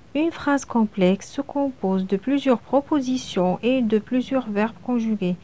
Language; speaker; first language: French; non-native, local second language; Arabic